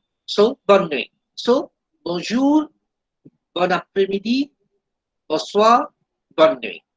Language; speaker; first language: French; non-native, fluent; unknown